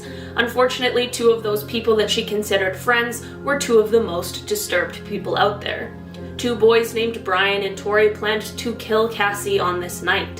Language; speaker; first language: English; native; English